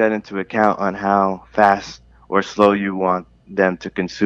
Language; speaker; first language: English; native; English